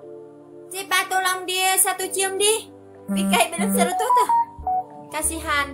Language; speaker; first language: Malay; non-native, learner; Vietnamese